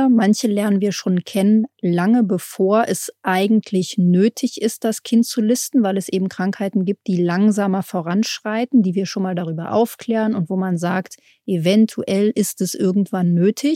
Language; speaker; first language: German; native; German